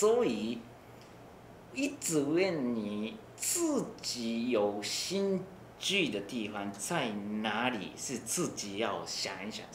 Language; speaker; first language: Chinese; non-native, learner; Japanese